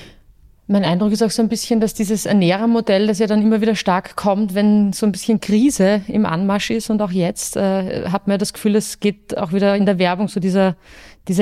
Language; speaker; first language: German; native; German